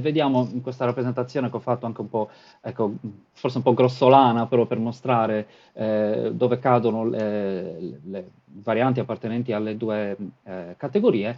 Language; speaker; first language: Italian; native; Italian